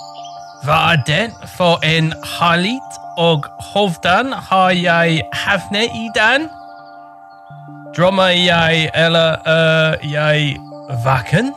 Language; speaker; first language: Norwegian; non-native, learner; English